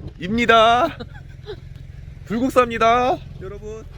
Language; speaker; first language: Korean; native; Korean